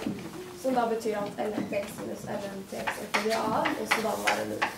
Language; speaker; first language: Norwegian; native; Norwegian